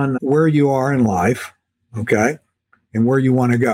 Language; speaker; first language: English; native; English